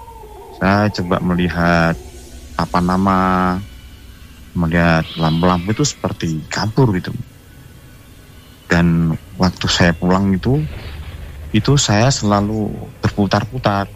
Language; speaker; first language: Indonesian; non-native, local second language; Javanese